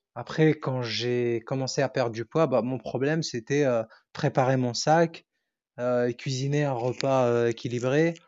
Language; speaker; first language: French; non-native, local second language; Arabic